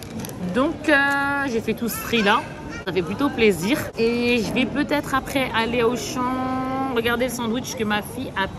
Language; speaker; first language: French; native; French